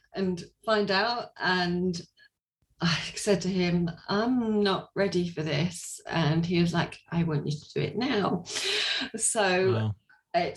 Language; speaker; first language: English; native; English